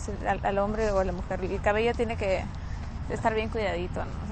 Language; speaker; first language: Spanish; native; Spanish